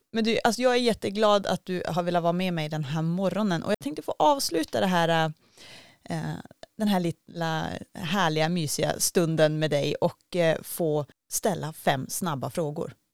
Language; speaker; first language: Swedish; native; Swedish